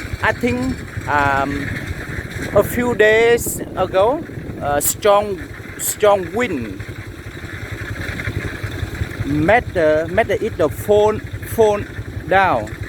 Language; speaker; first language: English; non-native, learner; Vietnamese